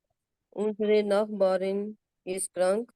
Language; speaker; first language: German; non-native, learner; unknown